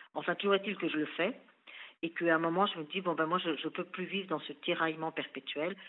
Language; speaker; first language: French; native; French